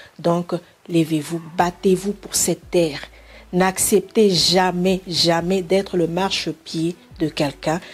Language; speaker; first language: French; non-native, local second language; Bemba